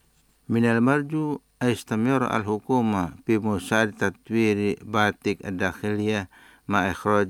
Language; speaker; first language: Arabic; non-native, fluent; Indonesian